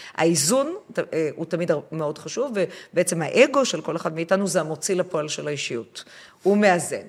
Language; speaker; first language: Hebrew; native; Hebrew